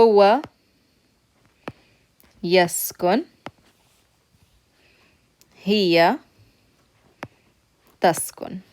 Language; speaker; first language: Arabic; non-native, fluent; English